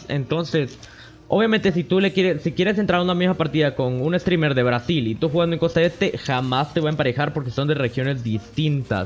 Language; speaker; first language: Spanish; native; Spanish